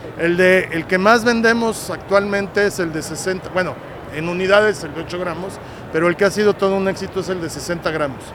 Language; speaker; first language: Spanish; native; Spanish